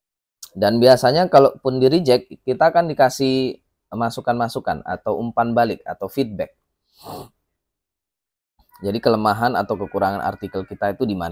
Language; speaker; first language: Indonesian; native; Indonesian